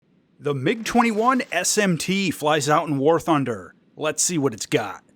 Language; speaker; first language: English; native; English